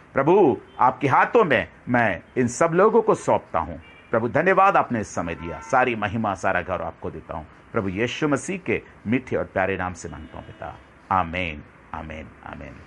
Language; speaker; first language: Hindi; non-native, local second language; Marathi